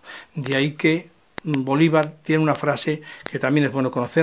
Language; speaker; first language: Spanish; native; Spanish